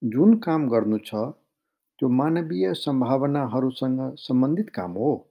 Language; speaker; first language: Nepali; non-native, local second language; Maithili